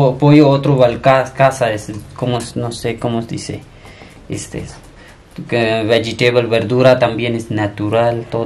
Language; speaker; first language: Spanish; non-native, learner; Punjabi